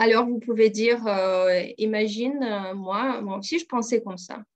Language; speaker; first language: French; non-native, fluent; Russian